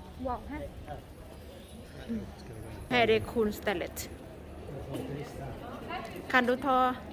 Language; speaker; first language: Swedish; non-native, learner; Thai